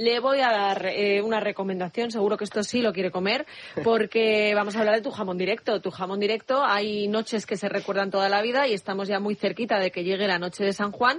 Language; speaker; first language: Spanish; native; Spanish